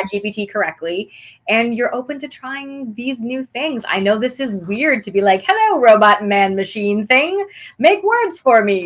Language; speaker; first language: English; native; English